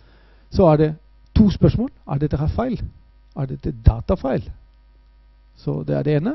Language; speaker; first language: Norwegian; non-native, fluent; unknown